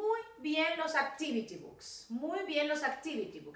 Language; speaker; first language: Spanish; native; Spanish